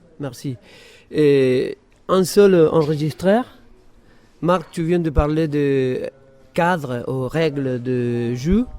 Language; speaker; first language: French; non-native, fluent; Spanish